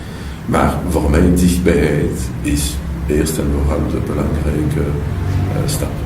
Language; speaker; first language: Dutch; non-native, local second language; French